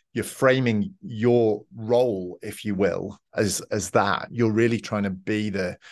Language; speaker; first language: English; native; English